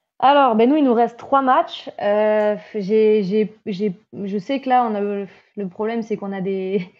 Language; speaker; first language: French; native; French